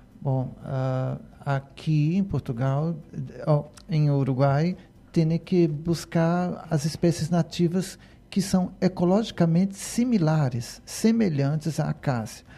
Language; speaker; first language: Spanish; non-native, learner; Portuguese